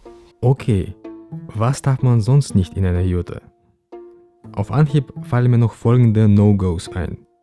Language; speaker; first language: German; native; German